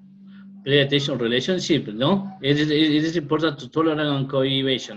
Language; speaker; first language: English; non-native, learner; Spanish